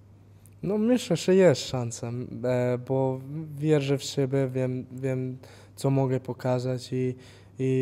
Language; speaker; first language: Polish; non-native, fluent; Serbian